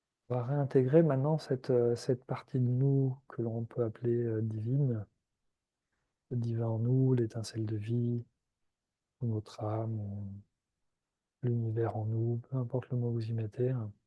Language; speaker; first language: French; native; French